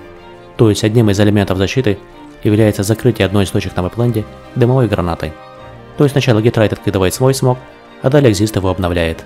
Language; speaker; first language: Russian; native; Russian